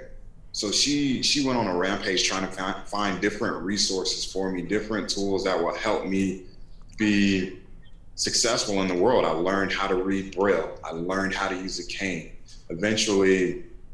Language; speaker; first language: English; native; English